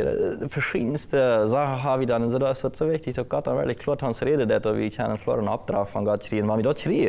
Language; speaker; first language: German; non-native, local second language; Plautdietsch